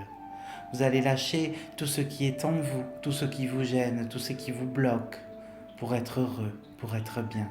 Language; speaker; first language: French; native; French